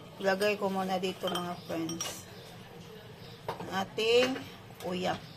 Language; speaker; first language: Filipino; non-native, local second language; Cebuano